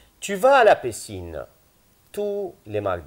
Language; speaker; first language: French; non-native, fluent; Arabic